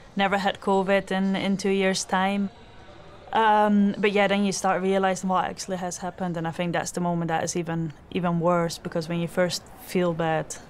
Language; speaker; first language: English; non-native, fluent; Dutch